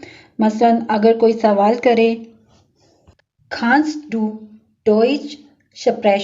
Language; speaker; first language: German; non-native, learner; Urdu